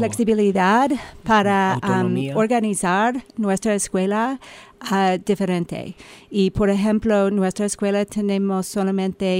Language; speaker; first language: Spanish; non-native, learner; English